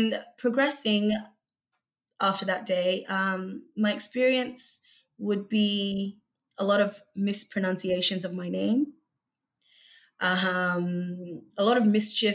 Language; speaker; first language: English; early bilingual, other home language; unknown